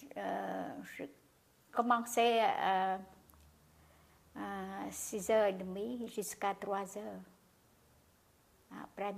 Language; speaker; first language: French; non-native, learner; Khmer